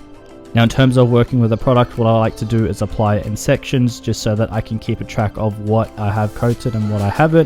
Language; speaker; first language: English; native; English